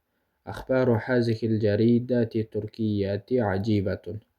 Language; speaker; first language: Arabic; non-native, fluent; Kyrgyz